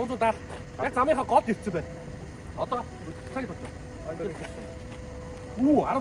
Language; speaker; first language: Mongolian; native; Mongolian